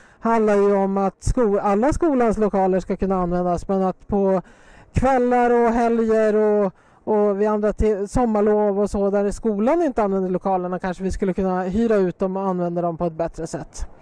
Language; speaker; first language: Swedish; native; Swedish